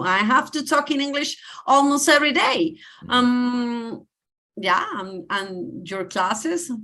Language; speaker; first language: English; non-native, learner; Spanish